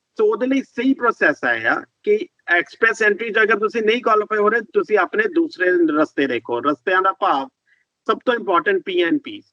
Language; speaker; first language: Punjabi; early bilingual, heritage; Punjabi